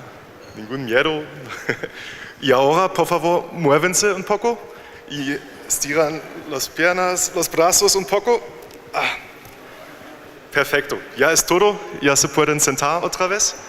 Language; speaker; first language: Spanish; non-native, learner; German